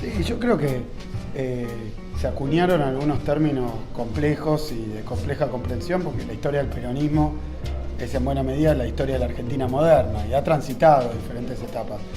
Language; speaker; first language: Spanish; native; Spanish